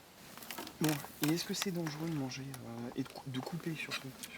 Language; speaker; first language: French; native; French